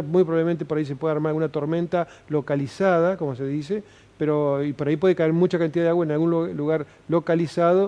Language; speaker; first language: Spanish; native; Spanish